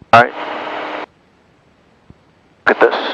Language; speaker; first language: English; native; English